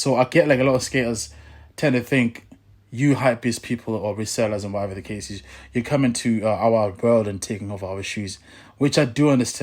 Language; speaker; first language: English; native; English